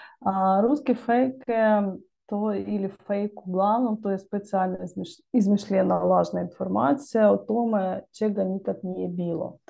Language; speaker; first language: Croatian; non-native, learner; Ukrainian